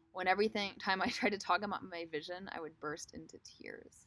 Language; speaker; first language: English; native; English